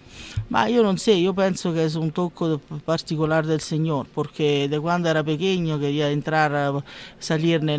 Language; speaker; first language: Spanish; non-native, learner; Italian